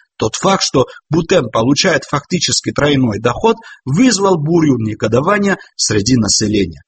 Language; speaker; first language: Russian; non-native, local second language; Georgian